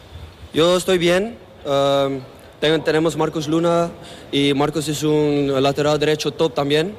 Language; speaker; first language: Spanish; non-native, learner; Papiamento